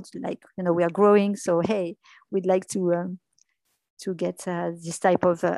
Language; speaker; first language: English; non-native, fluent; French